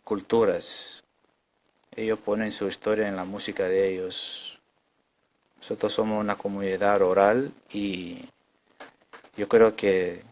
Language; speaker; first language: Spanish; non-native, local second language; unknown